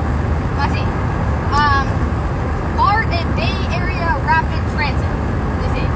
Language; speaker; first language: Italian; non-native, learner; English